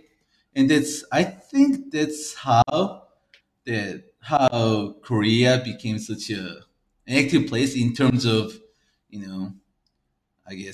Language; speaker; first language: English; early bilingual, other home language; Korean